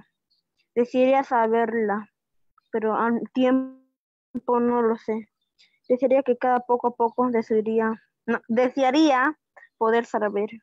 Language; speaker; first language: Spanish; native; Spanish